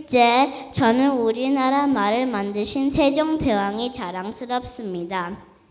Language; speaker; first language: Korean; early bilingual, heritage; Korean